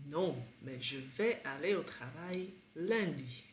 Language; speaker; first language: French; non-native, fluent; Czech